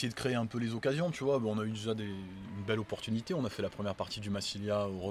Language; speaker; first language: French; native; French